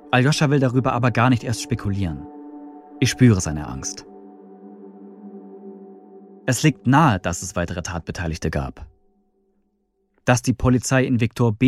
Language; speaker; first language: German; native; German